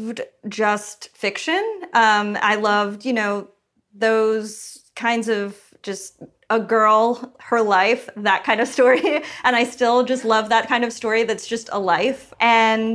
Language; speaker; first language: English; native; English